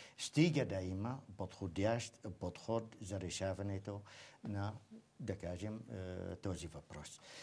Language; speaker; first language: Bulgarian; non-native, fluent; Arabic